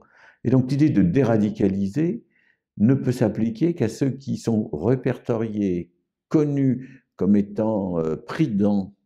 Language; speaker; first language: French; native; French